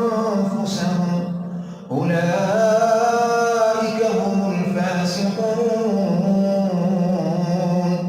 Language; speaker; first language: Arabic; native; Arabic